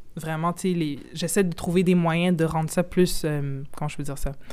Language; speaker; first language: French; native; French